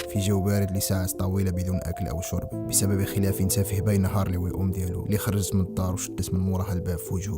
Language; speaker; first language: Arabic; native; Arabic